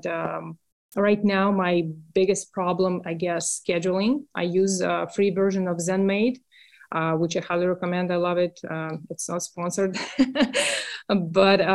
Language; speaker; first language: English; non-native, fluent; Russian